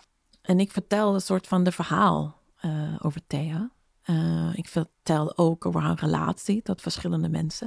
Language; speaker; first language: Dutch; non-native, fluent; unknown